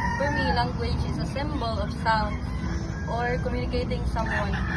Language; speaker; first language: English; non-native, local second language; Filipino